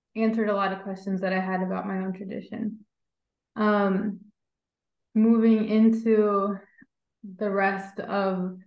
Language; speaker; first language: English; native; English